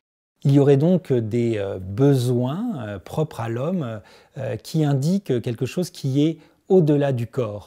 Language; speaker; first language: French; native; French